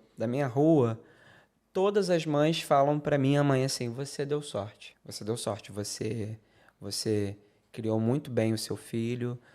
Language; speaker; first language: Portuguese; native; Portuguese